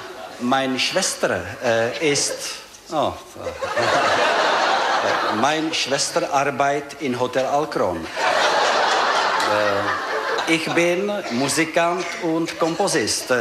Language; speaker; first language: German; non-native, learner; Czech